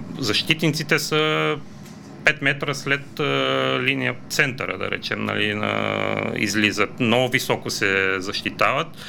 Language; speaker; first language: Bulgarian; non-native, fluent; Romanian